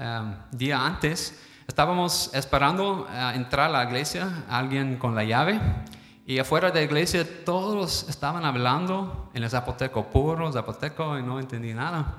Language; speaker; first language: Spanish; non-native, fluent; English